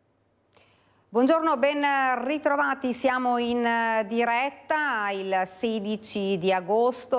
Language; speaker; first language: Italian; native; Italian